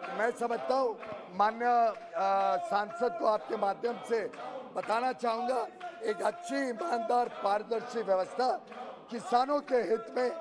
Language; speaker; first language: Hindi; native; Hindi